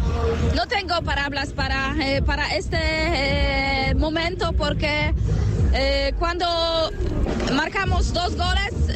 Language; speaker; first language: Spanish; non-native, learner; Polish